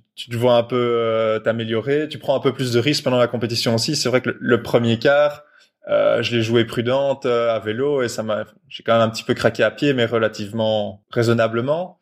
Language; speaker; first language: French; native; French